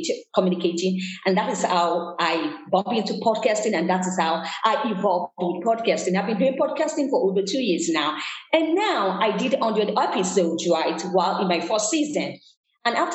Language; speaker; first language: English; non-native, local second language; Yoruba